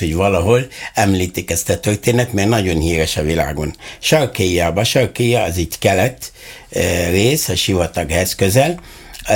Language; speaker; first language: Hungarian; non-native, fluent; Arabic